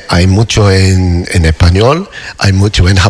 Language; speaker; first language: Spanish; non-native, learner; English